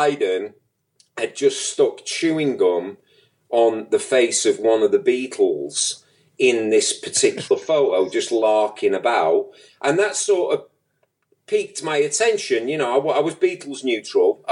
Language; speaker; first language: English; native; English